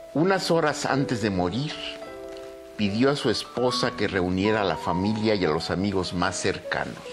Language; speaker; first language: Spanish; native; Spanish